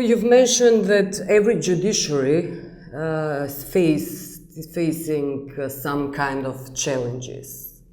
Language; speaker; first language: English; non-native, fluent; Macedonian